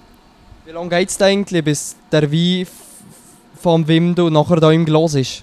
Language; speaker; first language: German; native; German